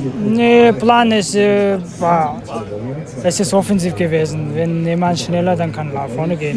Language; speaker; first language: German; non-native, learner; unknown